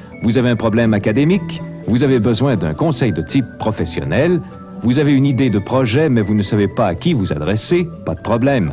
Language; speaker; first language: French; native; French